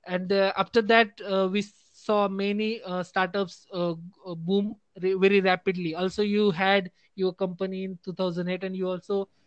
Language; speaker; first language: English; non-native, local second language; Hindi